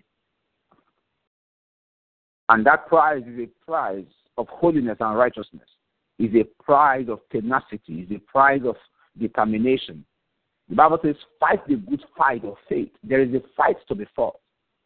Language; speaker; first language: English; non-native, local second language; Yoruba